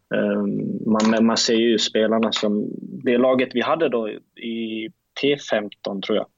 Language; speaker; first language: Swedish; early bilingual, other home language; German